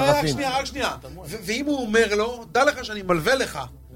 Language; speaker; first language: Hebrew; native; Hebrew